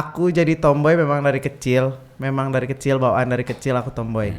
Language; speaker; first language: Indonesian; native; Indonesian